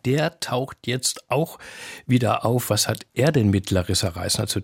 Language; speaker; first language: German; native; German